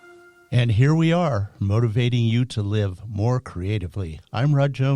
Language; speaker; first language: English; native; English